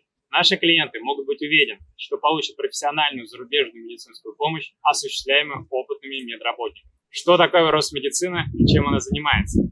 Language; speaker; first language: Russian; native; Russian